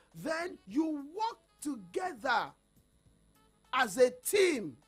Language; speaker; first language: English; non-native, local second language; Yoruba